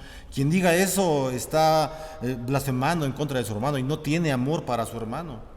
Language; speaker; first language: Spanish; native; Spanish